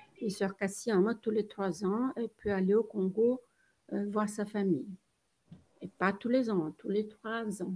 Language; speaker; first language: French; non-native, fluent; Portuguese